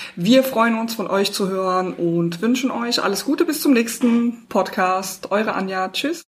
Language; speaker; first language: German; native; German